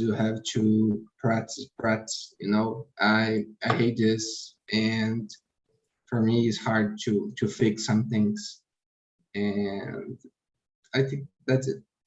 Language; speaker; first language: English; non-native, learner; Portuguese